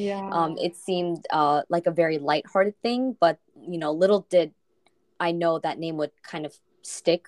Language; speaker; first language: English; non-native, fluent; Korean